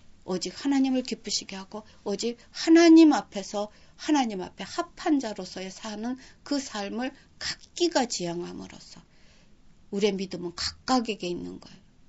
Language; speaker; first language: Korean; native; Korean